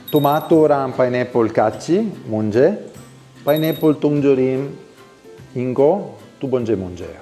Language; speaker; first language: Korean; non-native, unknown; Italian